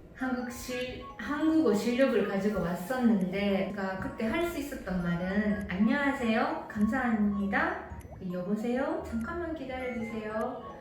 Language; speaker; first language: Korean; non-native, fluent; Japanese